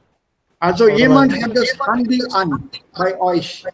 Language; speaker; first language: German; non-native, fluent; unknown